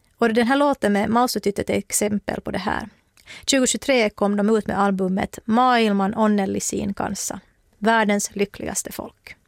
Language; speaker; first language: Swedish; native; Swedish